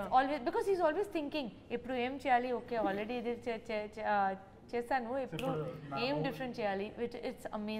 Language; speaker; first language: Telugu; non-native, learner; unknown